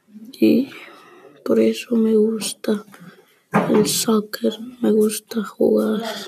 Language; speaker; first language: Spanish; early bilingual, heritage; Spanish